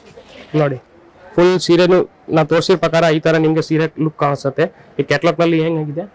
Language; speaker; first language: Kannada; non-native, fluent; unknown